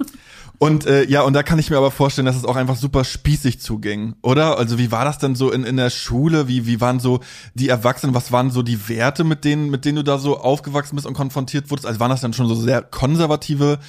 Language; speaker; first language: German; native; German